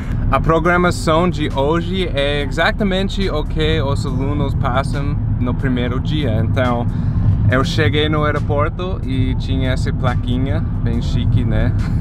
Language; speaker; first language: Portuguese; non-native, fluent; English